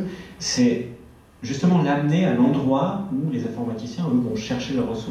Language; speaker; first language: French; native; French